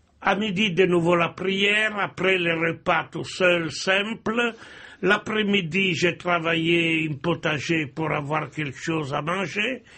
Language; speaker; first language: French; non-native, fluent; Italian